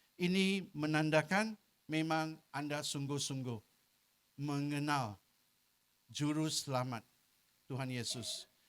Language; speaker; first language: Malay; non-native, local second language; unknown